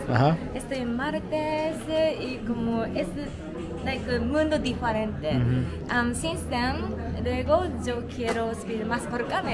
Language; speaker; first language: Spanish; non-native, learner; Japanese